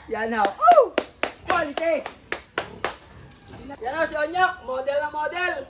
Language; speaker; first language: Filipino; native; Filipino